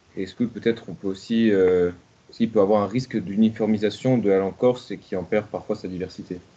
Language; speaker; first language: French; native; French